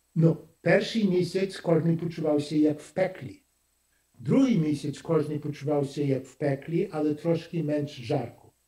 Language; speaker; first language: Ukrainian; early bilingual, heritage; Ukrainian